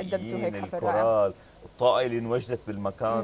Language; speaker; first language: Arabic; native; Arabic